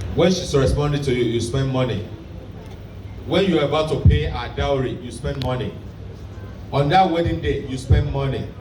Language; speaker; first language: English; non-native, local second language; Yoruba